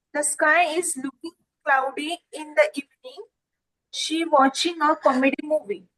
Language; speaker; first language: English; non-native, learner; Marathi